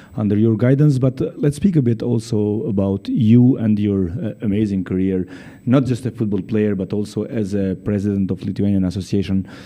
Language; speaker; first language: English; non-native, fluent; Albanian